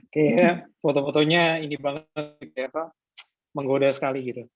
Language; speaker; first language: Indonesian; native; Indonesian